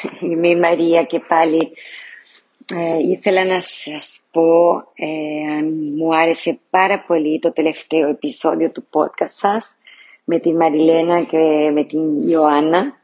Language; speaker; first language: Greek; non-native, learner; Portuguese